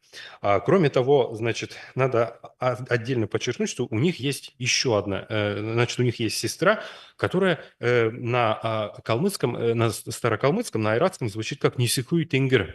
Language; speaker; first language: Russian; native; Russian